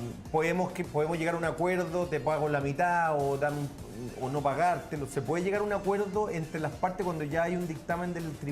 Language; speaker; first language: Spanish; native; Spanish